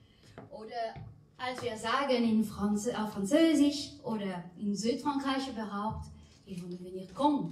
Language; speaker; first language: German; non-native, fluent; French